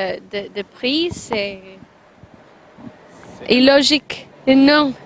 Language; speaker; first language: French; non-native, learner; Spanish